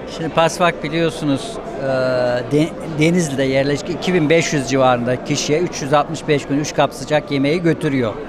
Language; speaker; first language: Turkish; native; Turkish